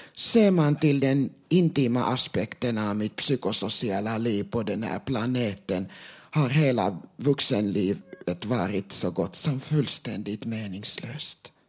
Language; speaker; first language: Swedish; non-native, local second language; Finnish